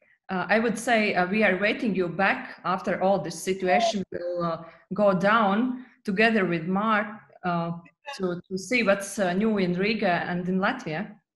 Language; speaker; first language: English; non-native, fluent; Latvian